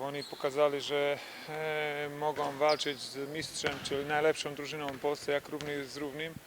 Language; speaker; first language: Polish; non-native, fluent; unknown